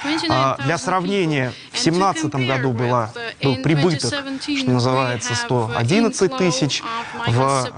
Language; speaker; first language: Russian; native; Russian